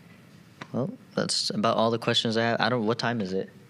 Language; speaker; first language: English; native; English